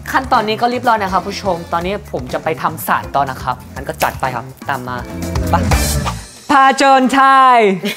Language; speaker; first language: Thai; non-native, fluent; Korean